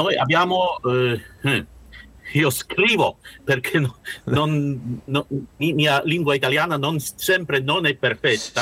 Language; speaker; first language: Italian; non-native, learner; Russian